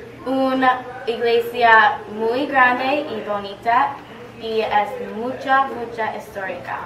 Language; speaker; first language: Spanish; non-native, learner; English